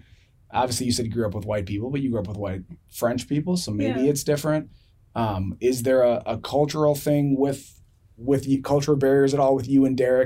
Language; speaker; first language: English; native; English